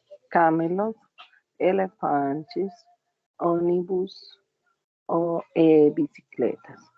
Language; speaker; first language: Portuguese; non-native, learner; Spanish